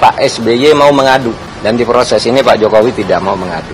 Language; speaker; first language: Indonesian; native; Indonesian